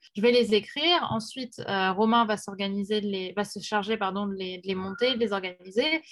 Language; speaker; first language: French; native; French